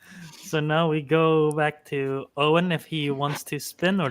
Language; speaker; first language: English; native; English